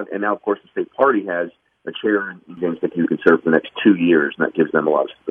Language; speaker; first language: English; native; English